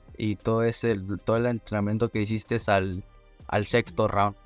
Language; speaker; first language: Spanish; early bilingual, heritage; Spanish